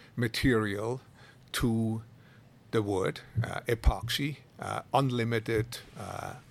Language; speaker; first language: English; non-native, fluent; Swiss German